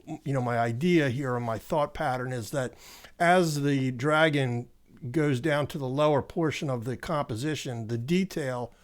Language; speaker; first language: English; native; English